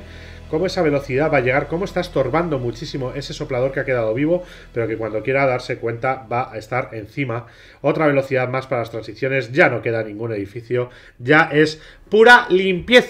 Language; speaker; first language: Spanish; native; Spanish